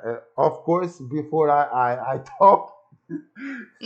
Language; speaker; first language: English; non-native, learner; Portuguese